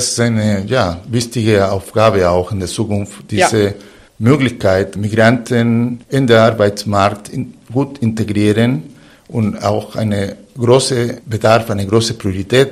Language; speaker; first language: German; non-native, fluent; Spanish